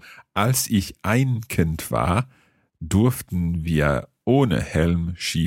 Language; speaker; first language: German; non-native, learner; English